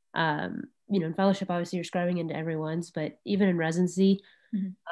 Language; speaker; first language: English; native; English